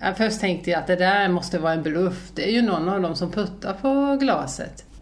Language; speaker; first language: Swedish; early bilingual, other home language; Finnish